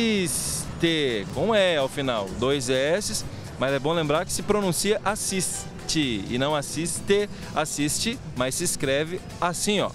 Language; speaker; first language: Portuguese; native; Portuguese